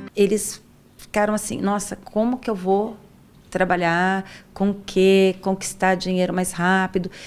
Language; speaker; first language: Portuguese; early bilingual, other home language; Arabic